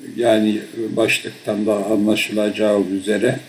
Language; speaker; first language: Turkish; early bilingual, heritage; Turkish